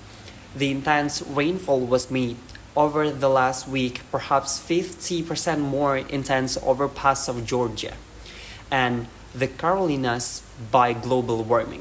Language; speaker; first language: English; non-native, learner; Indonesian